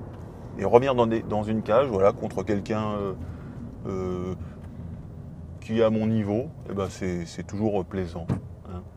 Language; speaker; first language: French; native; French